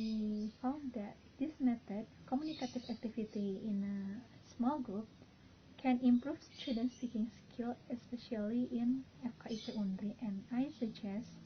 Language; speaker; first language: English; non-native, learner; Indonesian